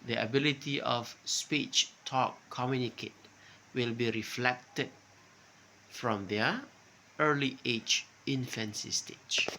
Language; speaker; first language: English; non-native, local second language; Malay